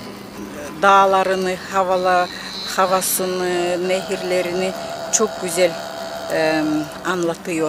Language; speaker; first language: Turkish; non-native, learner; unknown